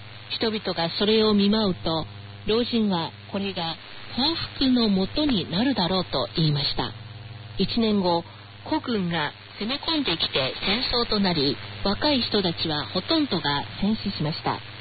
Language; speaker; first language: Japanese; non-native, fluent; Chinese